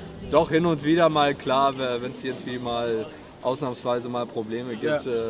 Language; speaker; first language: German; native; German